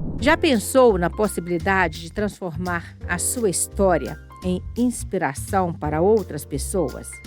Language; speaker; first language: Portuguese; native; Portuguese